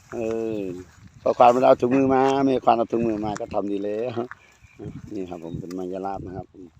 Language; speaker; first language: Thai; non-native, local second language; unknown